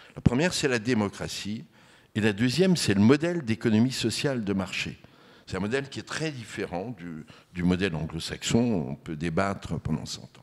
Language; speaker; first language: French; native; French